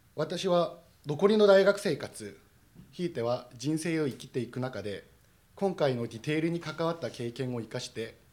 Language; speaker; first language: Japanese; non-native, fluent; Korean